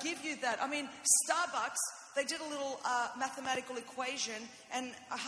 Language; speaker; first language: English; non-native, fluent; Greek